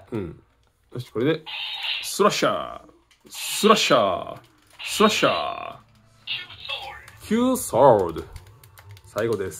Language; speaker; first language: Japanese; native; Japanese